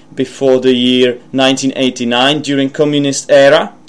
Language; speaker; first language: English; non-native, fluent; Czech